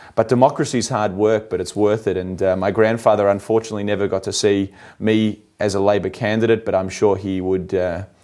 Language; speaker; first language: English; native; English